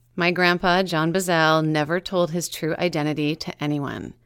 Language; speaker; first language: English; native; English